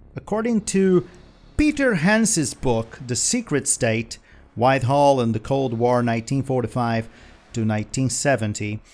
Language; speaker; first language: English; non-native, fluent; Portuguese